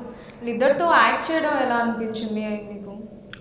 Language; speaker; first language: Telugu; native; Telugu